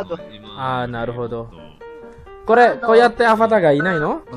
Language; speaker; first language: Japanese; non-native, learner; Indonesian